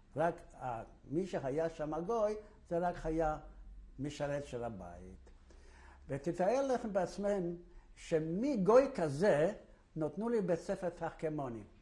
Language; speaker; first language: Hebrew; non-native, fluent; Polish